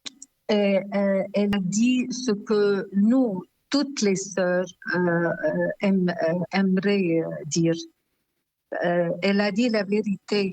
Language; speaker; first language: French; non-native, local second language; Arabic